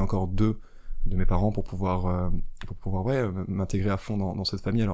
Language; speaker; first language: French; native; French